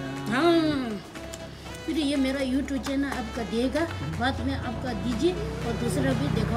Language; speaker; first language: Hindi; non-native, local second language; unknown